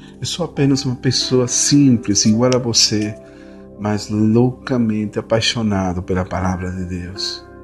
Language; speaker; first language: Portuguese; non-native, fluent; Spanish